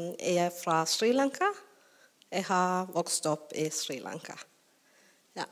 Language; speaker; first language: Norwegian; non-native, learner; Tamil